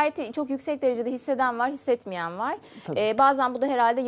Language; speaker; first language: Turkish; native; Turkish